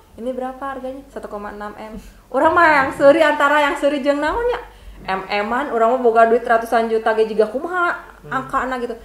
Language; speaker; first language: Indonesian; native; Indonesian